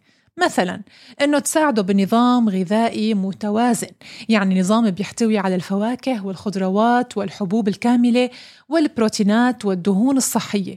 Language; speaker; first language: Arabic; native; Arabic